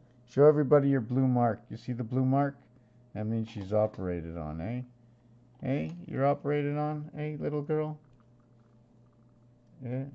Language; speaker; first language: English; native; English